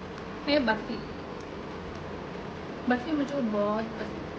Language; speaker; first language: Hindi; non-native, local second language; Tibetan